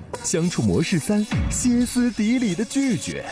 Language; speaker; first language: Chinese; native; Chinese